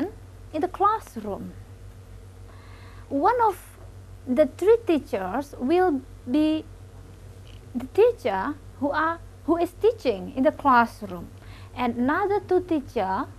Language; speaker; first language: English; non-native, local second language; Indonesian